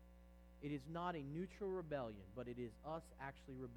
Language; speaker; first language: English; native; English